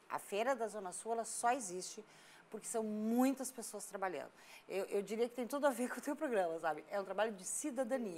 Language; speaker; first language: Portuguese; native; Portuguese